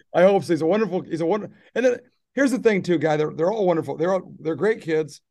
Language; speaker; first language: English; native; English